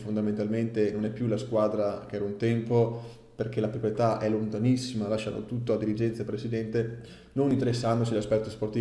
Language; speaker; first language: Italian; native; Italian